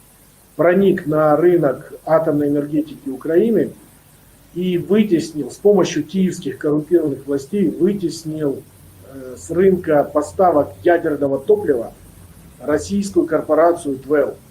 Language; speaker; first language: Russian; native; Russian